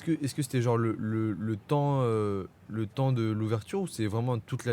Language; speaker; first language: French; native; French